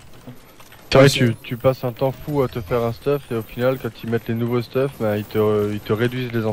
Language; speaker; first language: French; native; French